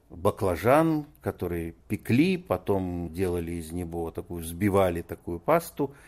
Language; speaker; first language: Russian; native; Russian